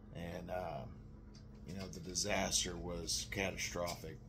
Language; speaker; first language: English; native; English